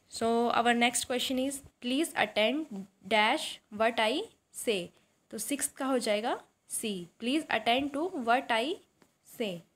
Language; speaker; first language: Hindi; native; Hindi